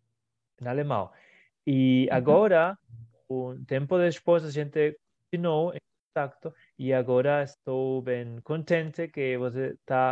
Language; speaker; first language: Portuguese; non-native, fluent; Spanish